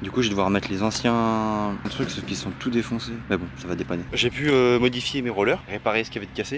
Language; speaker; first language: French; native; French